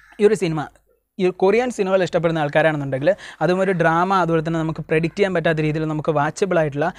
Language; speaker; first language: Malayalam; native; Malayalam